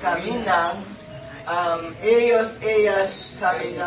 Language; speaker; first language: Spanish; non-native, learner; English